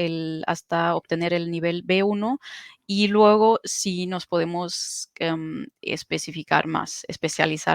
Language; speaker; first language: Spanish; non-native, fluent; German